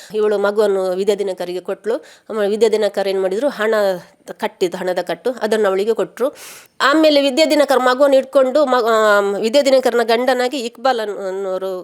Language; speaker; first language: Kannada; native; Kannada